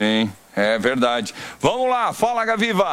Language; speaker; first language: Portuguese; native; Portuguese